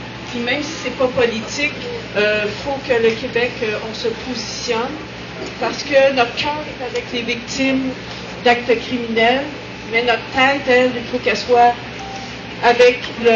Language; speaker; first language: French; native; French